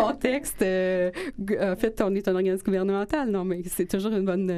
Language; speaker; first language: French; native; French